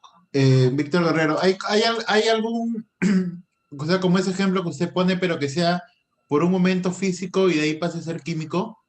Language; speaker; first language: Spanish; native; Spanish